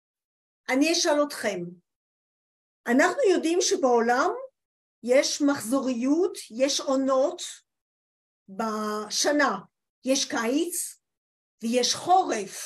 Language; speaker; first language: Hebrew; non-native, fluent; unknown